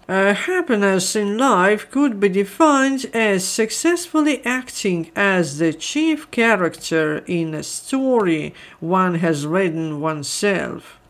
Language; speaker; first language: English; non-native, fluent; Ukrainian